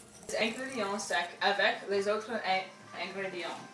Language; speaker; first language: French; non-native, learner; English